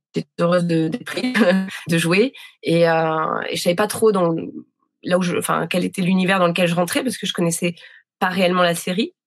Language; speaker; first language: French; native; French